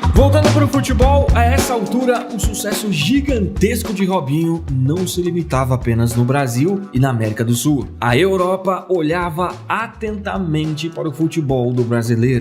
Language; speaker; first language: Portuguese; native; Portuguese